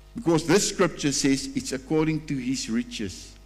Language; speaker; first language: English; non-native, local second language; Afrikaans